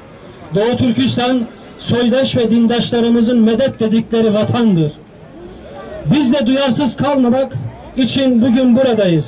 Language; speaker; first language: Turkish; native; Turkish